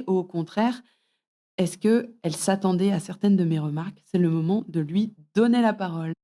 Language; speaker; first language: French; native; French